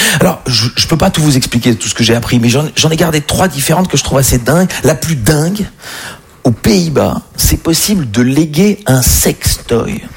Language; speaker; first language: French; native; French